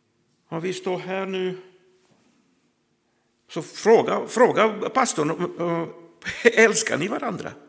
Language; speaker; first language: Swedish; non-native, fluent; Croatian